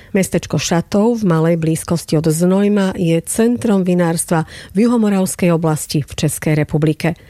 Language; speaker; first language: Slovak; native; Slovak